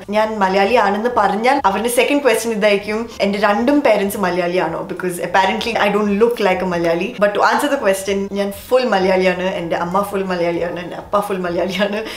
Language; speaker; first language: Malayalam; early bilingual, heritage; Malayalam